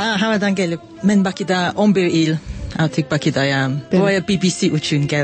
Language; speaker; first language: Azerbaijani; non-native, learner; English